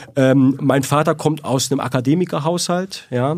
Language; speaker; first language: German; native; German